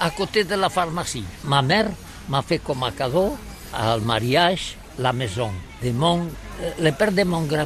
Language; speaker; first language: French; non-native, learner; Catalan